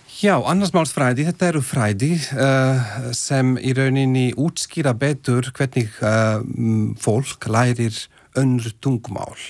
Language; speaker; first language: Icelandic; non-native, fluent; Slovak